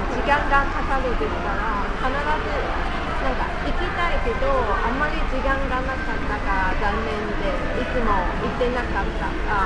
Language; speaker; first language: Japanese; non-native, fluent; Chinese